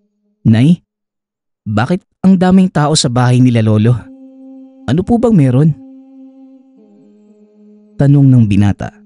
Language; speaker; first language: Filipino; native; Filipino